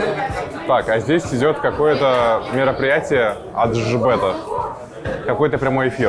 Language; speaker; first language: Russian; native; Russian